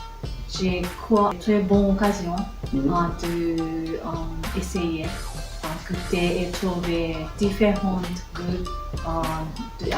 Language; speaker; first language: French; non-native, learner; Japanese